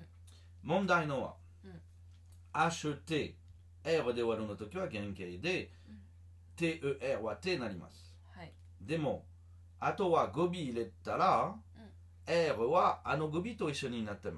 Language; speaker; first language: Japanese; non-native, learner; French